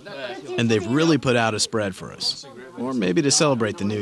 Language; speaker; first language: English; native; English